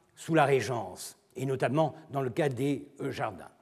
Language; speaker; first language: French; non-native, fluent; Turkish